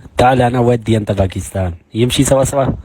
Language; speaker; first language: Arabic; non-native, learner; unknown